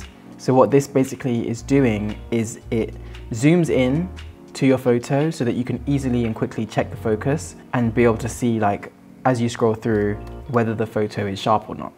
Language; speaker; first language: English; native; English